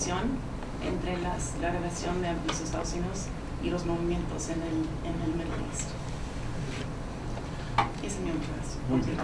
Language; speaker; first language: Spanish; non-native, fluent; English